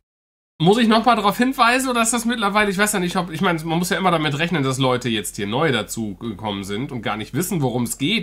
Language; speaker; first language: German; native; German